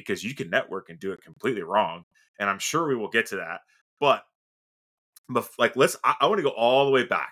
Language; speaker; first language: English; native; English